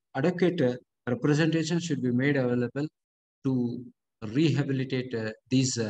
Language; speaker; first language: English; non-native, local second language; Kannada